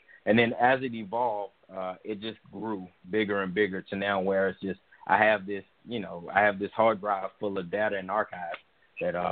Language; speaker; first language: English; native; English